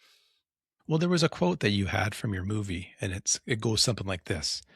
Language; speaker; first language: English; native; English